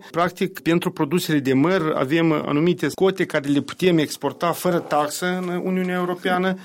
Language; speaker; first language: Romanian; native; Romanian